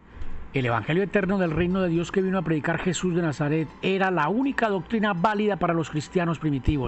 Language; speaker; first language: Spanish; native; Spanish